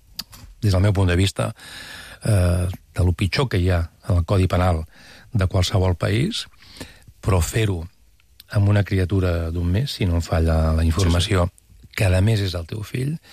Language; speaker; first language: Catalan; native; Catalan